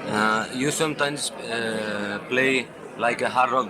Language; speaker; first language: English; non-native, learner; Spanish